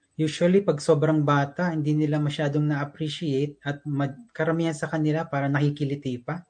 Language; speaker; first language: Filipino; native; Filipino